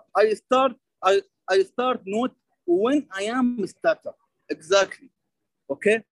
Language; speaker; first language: English; non-native, learner; Arabic